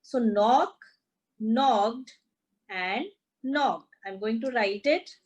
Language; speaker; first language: English; non-native, local second language; Punjabi